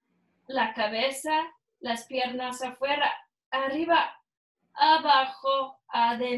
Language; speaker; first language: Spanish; non-native, learner; English